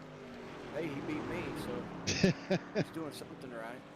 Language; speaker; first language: English; native; English